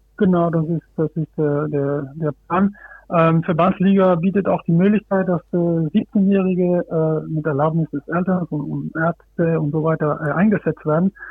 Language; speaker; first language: German; non-native, fluent; Spanish